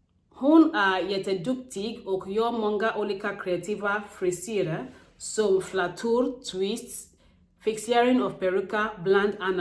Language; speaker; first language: Swedish; non-native, learner; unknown